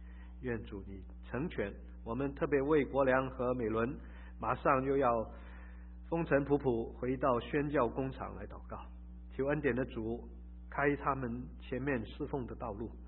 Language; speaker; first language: Chinese; native; Chinese